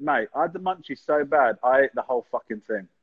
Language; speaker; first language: English; native; English